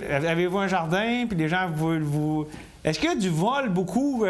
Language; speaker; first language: French; native; French